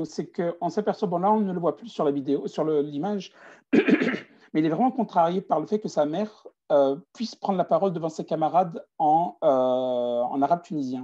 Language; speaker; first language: French; native; French